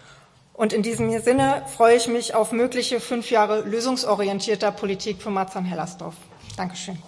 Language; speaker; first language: German; native; German